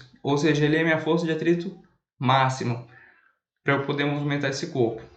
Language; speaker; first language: Portuguese; native; Portuguese